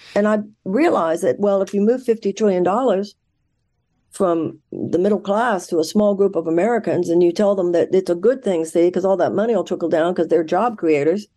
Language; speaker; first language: English; native; English